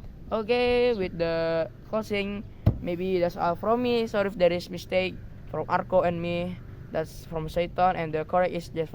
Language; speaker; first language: English; non-native, learner; Indonesian